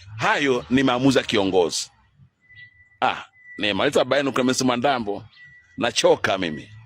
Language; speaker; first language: Swahili; native; Swahili